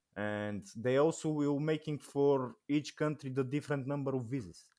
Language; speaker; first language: English; non-native, learner; Bulgarian